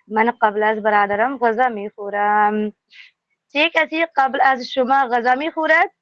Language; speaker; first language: Persian; non-native, learner; Urdu